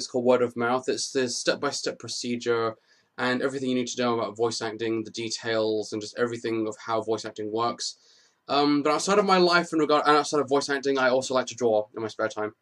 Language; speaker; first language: English; native; English